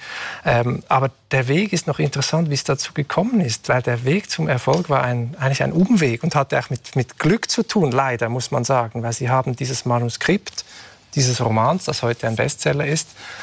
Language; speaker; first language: German; native; German